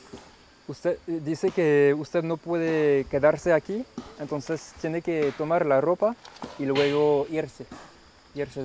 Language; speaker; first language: Spanish; non-native, learner; French